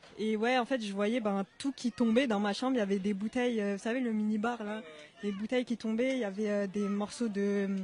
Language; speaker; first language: French; native; French